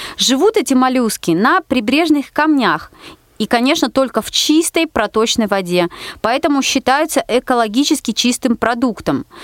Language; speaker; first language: Russian; native; Russian